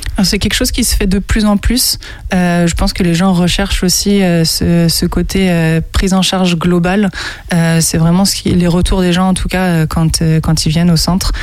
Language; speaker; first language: French; native; French